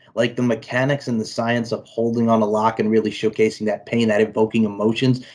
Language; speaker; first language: English; native; English